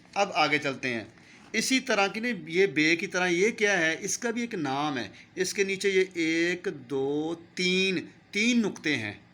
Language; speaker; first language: Urdu; non-native, local second language; Punjabi